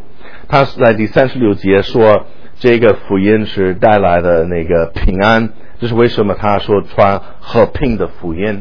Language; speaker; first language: Chinese; non-native, fluent; English